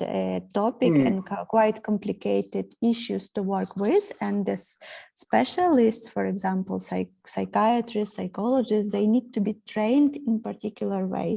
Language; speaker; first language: English; non-native, fluent; Ukrainian